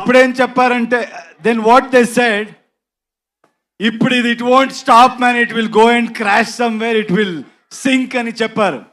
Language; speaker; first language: Telugu; non-native, local second language; Kannada